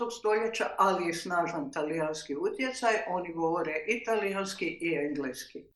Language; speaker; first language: Croatian; native; Croatian